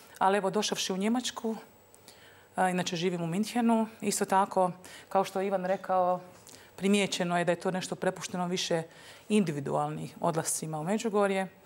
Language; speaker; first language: Croatian; native; Croatian